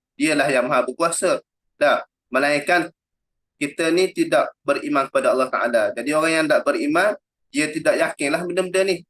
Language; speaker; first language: Malay; native; Malay